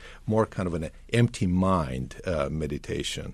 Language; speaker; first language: English; non-native, fluent; Serbian